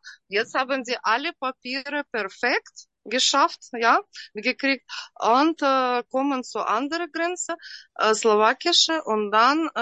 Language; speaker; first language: German; non-native, learner; Russian